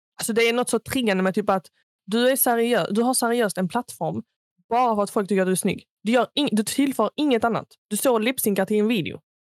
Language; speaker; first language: Swedish; native; Swedish